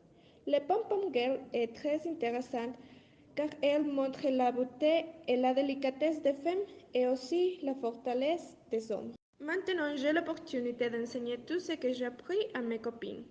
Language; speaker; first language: French; non-native, learner; Spanish